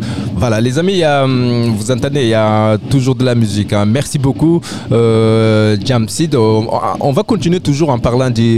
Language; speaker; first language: French; native; French